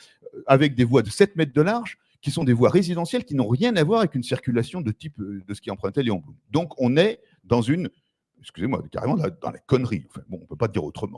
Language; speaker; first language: French; native; French